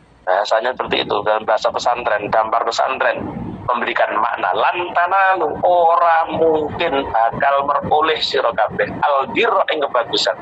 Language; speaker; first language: Indonesian; native; Indonesian